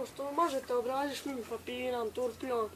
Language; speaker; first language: Bosnian; native; Bosnian